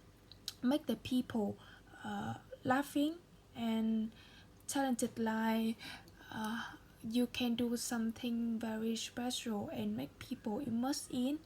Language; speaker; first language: English; non-native, learner; Vietnamese